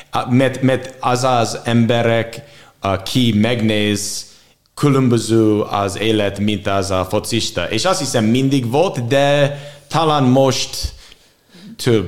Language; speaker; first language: Hungarian; non-native, learner; English